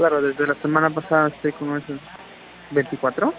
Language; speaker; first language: Spanish; native; Spanish